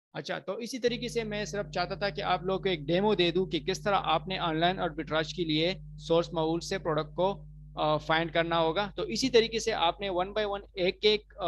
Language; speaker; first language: Urdu; non-native, local second language; Punjabi